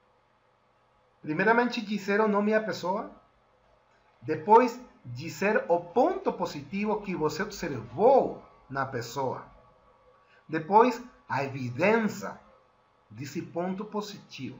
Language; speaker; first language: Portuguese; non-native, fluent; Spanish